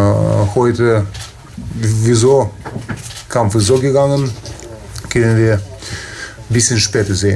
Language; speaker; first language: German; non-native, fluent; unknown